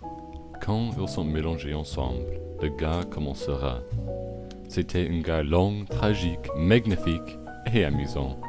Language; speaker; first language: French; non-native, learner; English